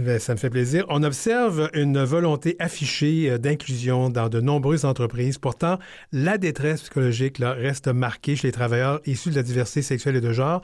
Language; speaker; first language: French; native; French